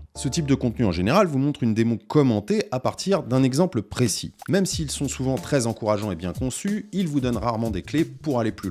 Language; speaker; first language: French; native; French